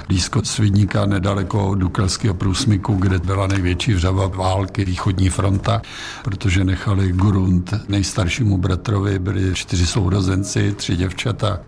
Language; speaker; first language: Czech; native; Czech